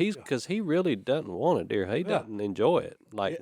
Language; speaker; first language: English; native; English